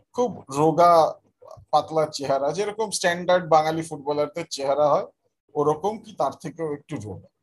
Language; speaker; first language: Bangla; native; Bangla